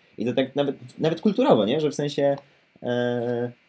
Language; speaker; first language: Polish; native; Polish